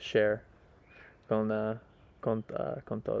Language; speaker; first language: Spanish; non-native, learner; English